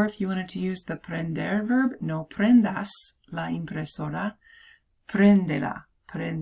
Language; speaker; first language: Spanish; non-native, fluent; English